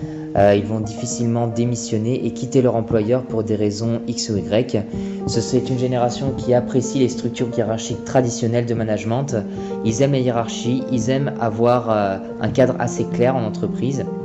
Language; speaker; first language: French; native; French